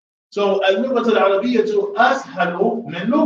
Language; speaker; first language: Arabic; non-native, fluent; English